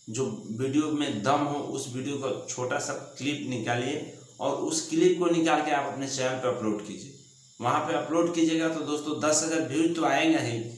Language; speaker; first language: Hindi; native; Hindi